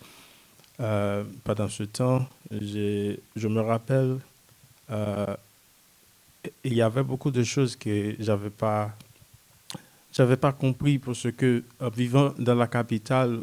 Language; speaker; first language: French; non-native, local second language; Haitian Creole